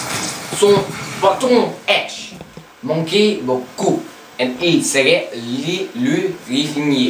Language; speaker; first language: French; non-native, learner; English